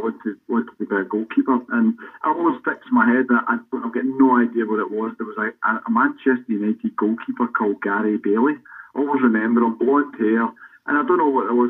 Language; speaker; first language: English; native; English